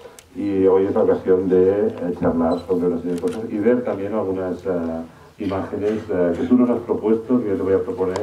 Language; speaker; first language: Spanish; native; Spanish